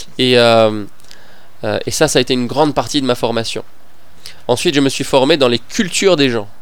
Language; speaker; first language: French; non-native, fluent; Persian